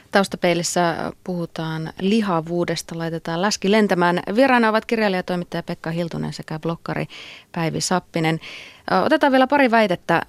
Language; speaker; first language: Finnish; native; Finnish